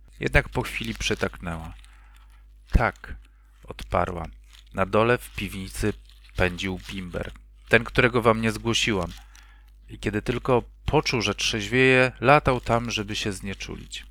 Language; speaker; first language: Polish; native; Polish